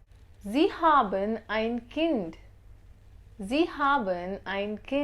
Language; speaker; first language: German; non-native, fluent; Hindi